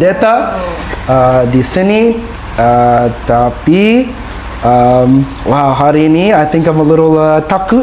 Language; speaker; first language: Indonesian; non-native, learner; English